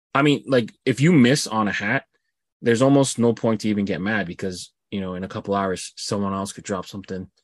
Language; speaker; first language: English; native; English